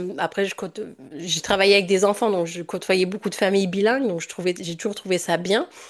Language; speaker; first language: French; native; French